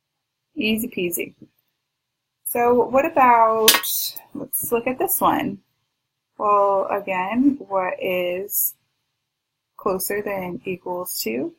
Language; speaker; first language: English; native; English